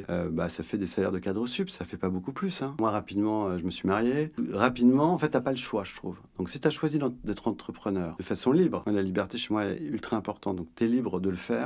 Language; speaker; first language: French; native; French